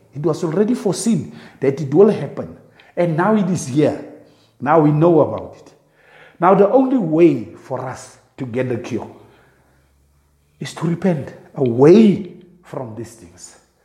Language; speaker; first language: English; non-native, local second language; Afrikaans